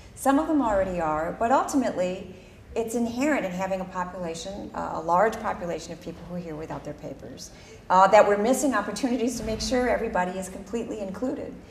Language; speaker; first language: English; early bilingual, other home language; Spanish